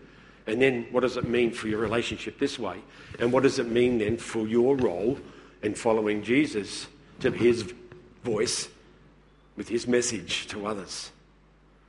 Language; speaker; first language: English; native; English